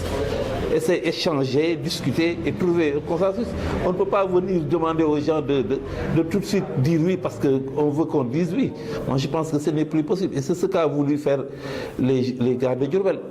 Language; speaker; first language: French; non-native, local second language; Wolof